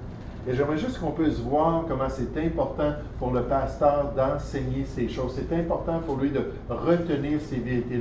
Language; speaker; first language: French; native; French